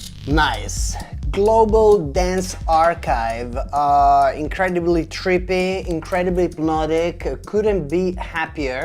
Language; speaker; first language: English; non-native, fluent; Italian